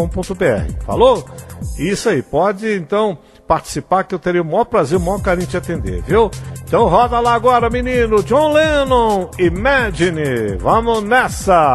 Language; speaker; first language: Portuguese; native; Portuguese